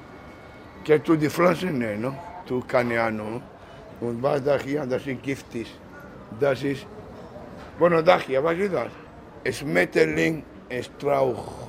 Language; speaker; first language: German; non-native, learner; Spanish